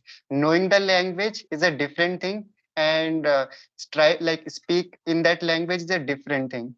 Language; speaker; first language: English; non-native, local second language; Hindi